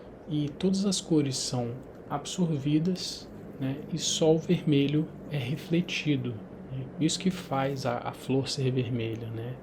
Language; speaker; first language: Portuguese; native; Portuguese